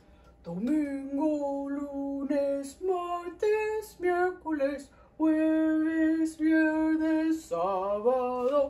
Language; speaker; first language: Spanish; non-native, fluent; English